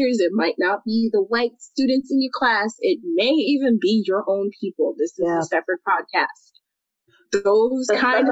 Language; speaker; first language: English; native; English